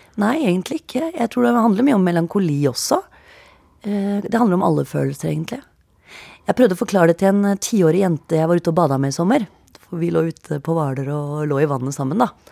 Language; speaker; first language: Norwegian; native; Norwegian